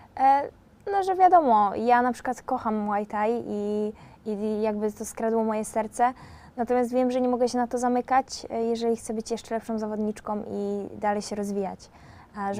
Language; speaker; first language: Polish; native; Polish